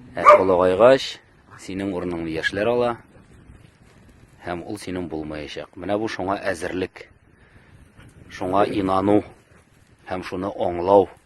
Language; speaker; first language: Tatar; native; Tatar